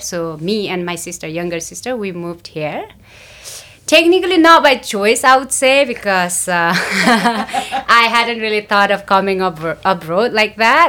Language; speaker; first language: English; non-native, local second language; Nepali